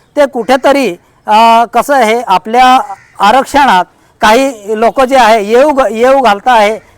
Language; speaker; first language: Marathi; non-native, local second language; Bhili